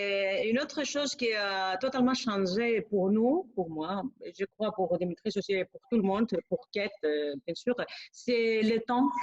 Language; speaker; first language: French; non-native, fluent; Greek